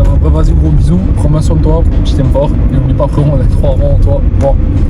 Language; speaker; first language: French; native; French